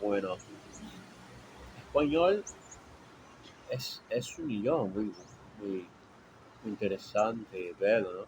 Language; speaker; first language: Spanish; non-native, learner; Portuguese